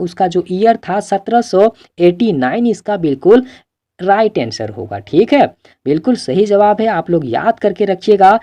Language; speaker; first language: Hindi; native; Hindi